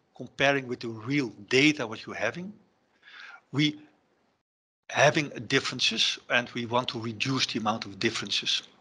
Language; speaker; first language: English; non-native, fluent; Dutch